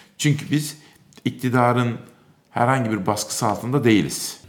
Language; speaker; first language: Turkish; native; Turkish